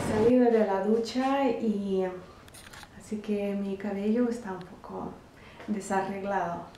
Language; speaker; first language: Spanish; non-native, fluent; Russian